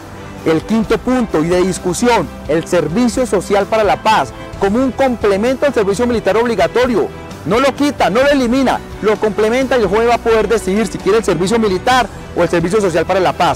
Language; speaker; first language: Spanish; native; Spanish